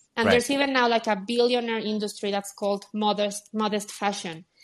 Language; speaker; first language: English; non-native, fluent; Spanish